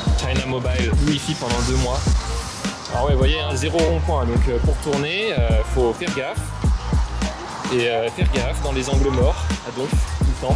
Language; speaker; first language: French; native; French